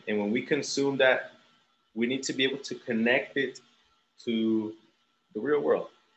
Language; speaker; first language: English; early bilingual, other home language; Spanish